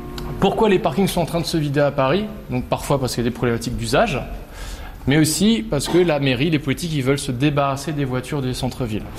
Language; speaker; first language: French; native; French